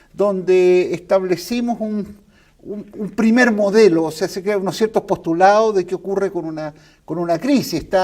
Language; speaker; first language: Spanish; native; Spanish